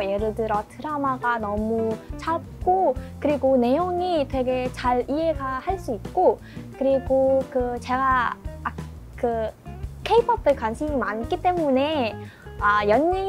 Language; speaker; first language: Korean; non-native, learner; Indonesian